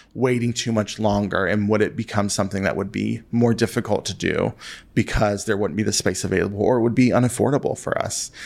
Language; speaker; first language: English; native; English